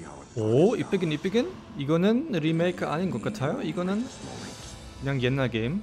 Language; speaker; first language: Korean; non-native, fluent; German